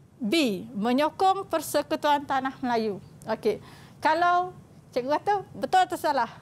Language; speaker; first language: Malay; native; Malay